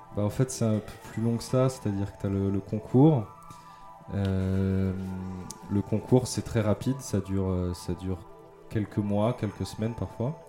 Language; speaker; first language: French; native; French